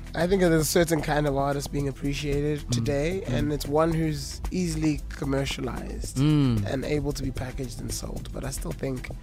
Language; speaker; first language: English; non-native, local second language; Zulu